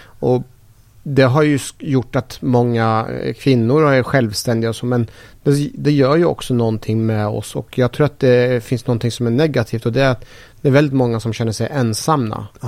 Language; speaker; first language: Swedish; early bilingual, other home language; Persian